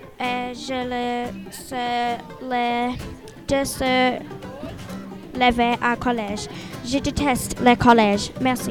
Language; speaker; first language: French; non-native, learner; English